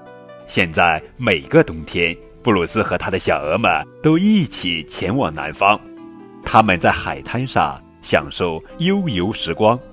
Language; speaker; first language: Chinese; native; Chinese